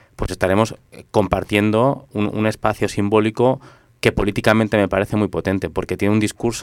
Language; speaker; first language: Spanish; non-native, local second language; Catalan